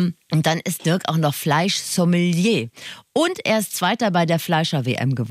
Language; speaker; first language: German; native; German